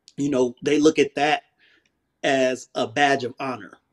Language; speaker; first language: English; native; English